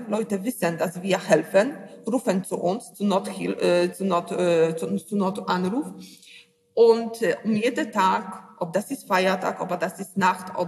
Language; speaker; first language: German; non-native, learner; Polish